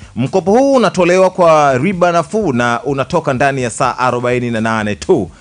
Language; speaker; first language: Swahili; native; Swahili